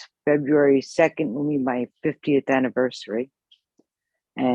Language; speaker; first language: English; native; English